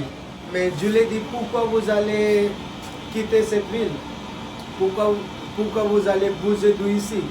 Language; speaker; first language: French; non-native, learner; Hindi